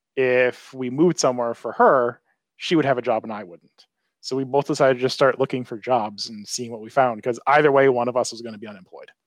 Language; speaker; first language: English; native; English